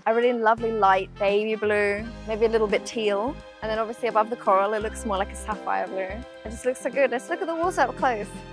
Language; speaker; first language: English; early bilingual, other home language; Japanese